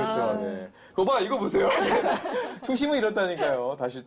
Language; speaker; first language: Korean; native; Korean